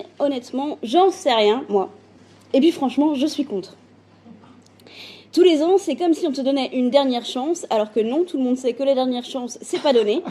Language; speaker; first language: French; native; French